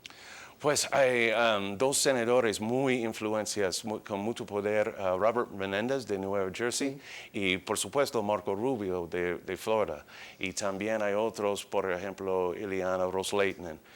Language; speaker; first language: Spanish; early bilingual, heritage; English